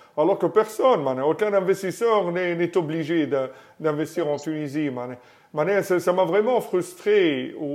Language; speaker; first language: French; non-native, local second language; Arabic